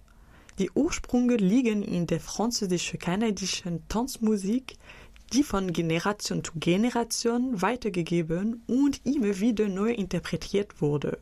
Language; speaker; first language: German; native; German